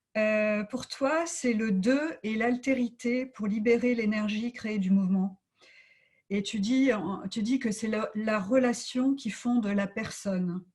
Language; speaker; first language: French; native; French